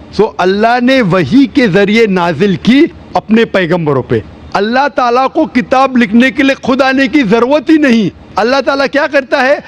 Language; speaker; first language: Urdu; non-native, local second language; Konkani